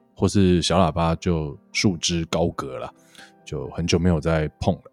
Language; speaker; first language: Chinese; native; Chinese